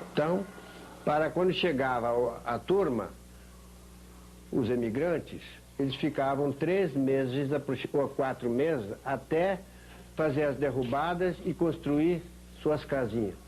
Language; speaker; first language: Portuguese; early bilingual, other home language; Polish